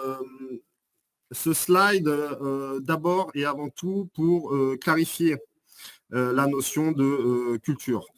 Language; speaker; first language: French; native; French